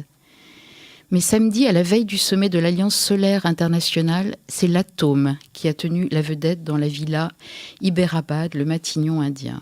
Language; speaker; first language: French; native; French